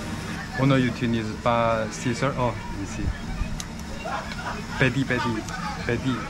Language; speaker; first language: French; non-native, learner; Chinese